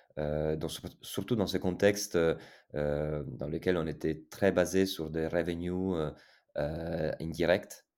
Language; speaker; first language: French; non-native, fluent; Italian